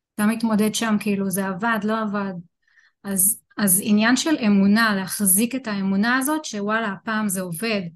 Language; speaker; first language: Hebrew; native; Hebrew